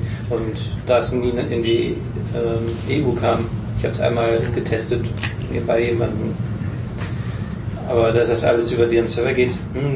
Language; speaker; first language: German; native; German